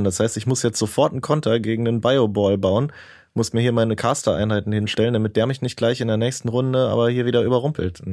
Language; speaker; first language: German; native; German